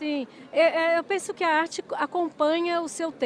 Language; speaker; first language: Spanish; non-native, learner; Portuguese